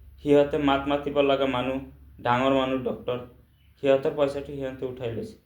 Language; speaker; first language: Assamese; non-native, local second language; Bangla